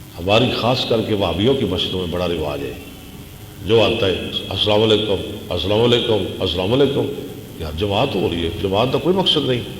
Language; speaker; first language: Urdu; non-native, local second language; Punjabi